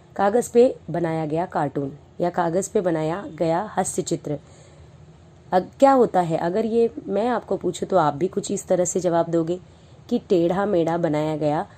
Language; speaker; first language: Hindi; non-native, local second language; Marathi